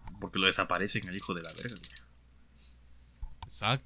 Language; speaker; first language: Spanish; native; Spanish